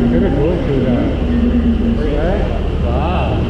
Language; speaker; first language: English; non-native, fluent; Japanese